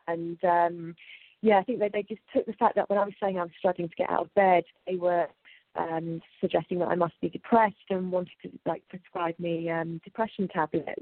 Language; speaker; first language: English; native; English